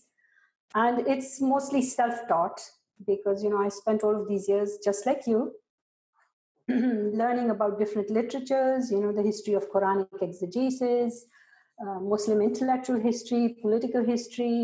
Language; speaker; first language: English; non-native, local second language; Urdu